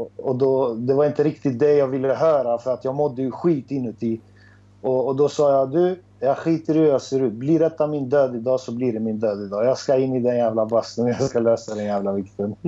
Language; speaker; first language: Swedish; early bilingual, other home language; Albanian